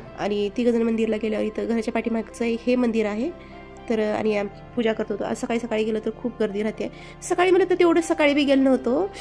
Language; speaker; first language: Marathi; early bilingual, heritage; Marathi